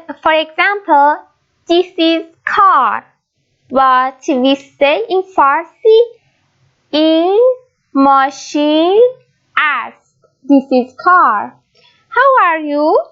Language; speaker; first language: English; non-native, learner; Persian